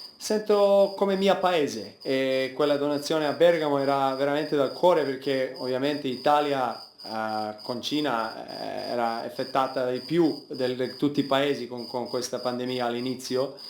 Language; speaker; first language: Italian; non-native, fluent; Serbian